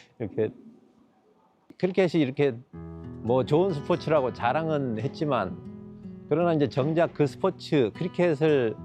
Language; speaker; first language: Korean; native; Korean